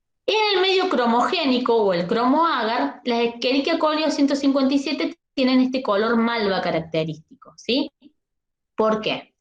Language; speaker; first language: Spanish; native; Spanish